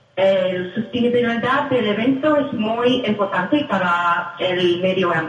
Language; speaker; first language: Spanish; non-native, fluent; English